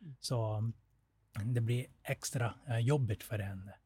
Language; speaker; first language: Swedish; non-native, fluent; Thai